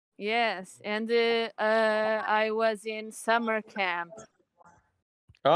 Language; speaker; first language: English; non-native, learner; Portuguese